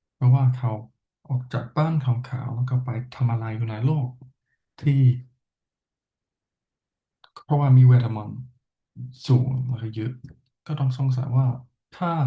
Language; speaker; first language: Thai; non-native, fluent; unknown